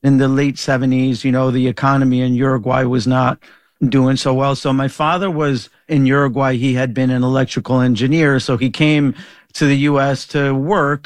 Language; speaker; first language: English; early bilingual, other home language; Spanish